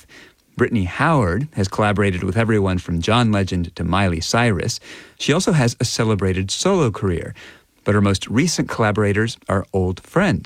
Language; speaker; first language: English; native; English